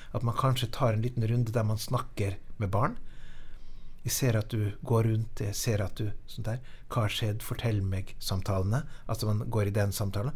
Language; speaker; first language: Norwegian; native; Norwegian